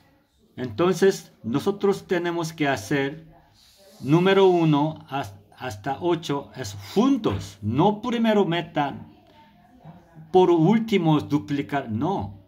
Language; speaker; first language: Spanish; non-native, learner; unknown